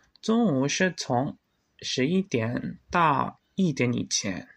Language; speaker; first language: Chinese; non-native, learner; Indonesian